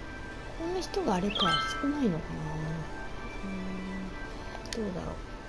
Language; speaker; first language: Japanese; native; Japanese